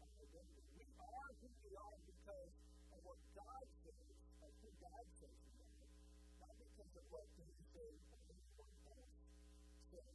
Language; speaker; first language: English; native; English